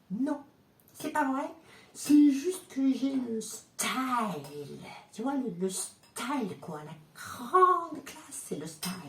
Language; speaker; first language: French; native; French